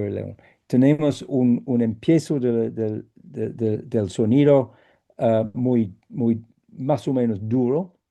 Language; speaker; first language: Spanish; non-native, fluent; English